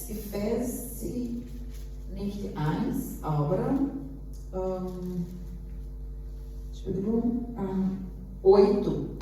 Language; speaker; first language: German; non-native, learner; Portuguese